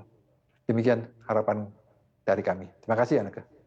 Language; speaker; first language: Indonesian; native; Indonesian